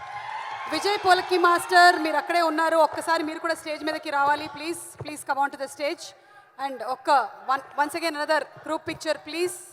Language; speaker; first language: Telugu; native; Telugu